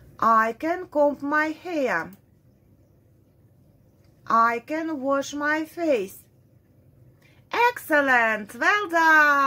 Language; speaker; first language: English; non-native, fluent; Russian